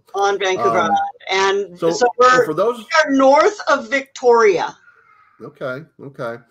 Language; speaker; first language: English; native; English